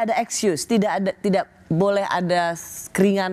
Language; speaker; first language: Indonesian; native; Indonesian